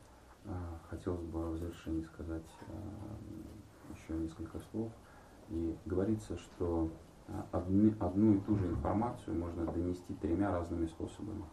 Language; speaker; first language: Russian; native; Russian